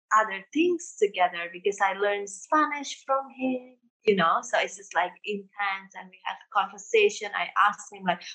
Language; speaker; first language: English; early bilingual, heritage; Indonesian